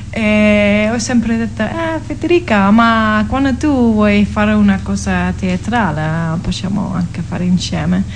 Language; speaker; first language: Italian; non-native, learner; Dutch